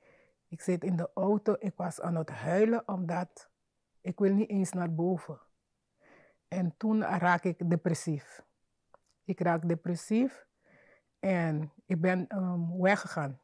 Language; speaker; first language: Dutch; non-native, fluent; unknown